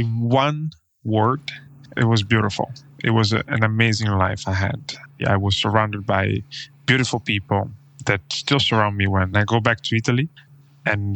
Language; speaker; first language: English; non-native, fluent; Italian